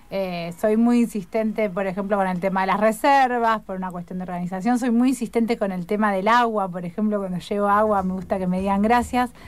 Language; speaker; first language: Spanish; native; Spanish